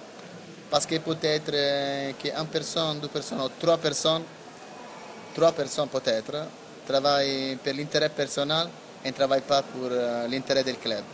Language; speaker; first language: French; non-native, learner; Italian